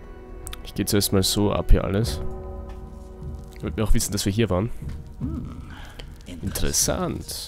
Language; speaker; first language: German; native; German